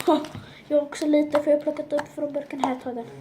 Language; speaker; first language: Swedish; early bilingual, other home language; Turkish